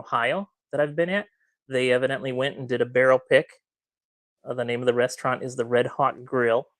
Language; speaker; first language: English; native; English